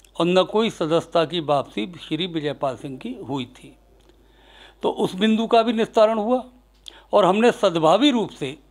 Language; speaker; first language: Hindi; native; Hindi